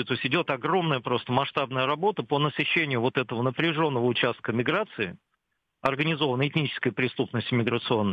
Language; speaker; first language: Russian; native; Russian